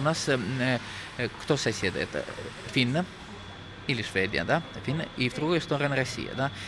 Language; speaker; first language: Russian; non-native, local second language; Estonian